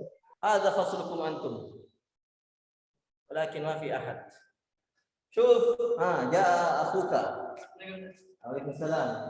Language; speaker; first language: Arabic; non-native, fluent; Indonesian